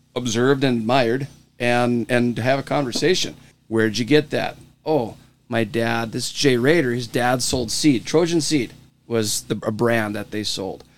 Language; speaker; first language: English; native; English